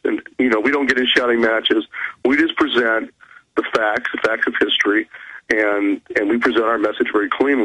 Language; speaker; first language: English; native; English